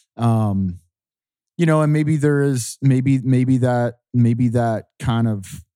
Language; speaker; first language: English; native; English